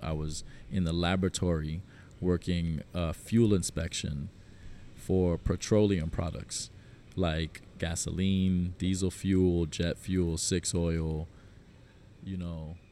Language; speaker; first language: English; native; English